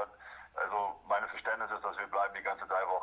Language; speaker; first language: German; non-native, fluent; Afrikaans